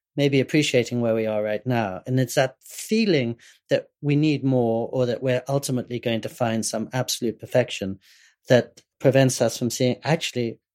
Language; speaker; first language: English; native; English